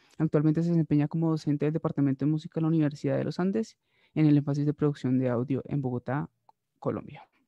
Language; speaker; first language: Spanish; native; Spanish